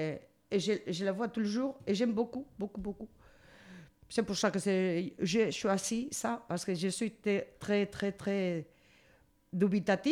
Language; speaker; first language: French; non-native, learner; Spanish